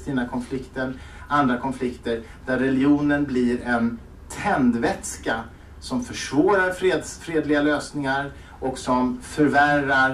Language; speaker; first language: Swedish; native; Swedish